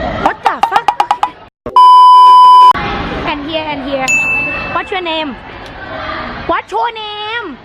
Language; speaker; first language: English; non-native, fluent; Thai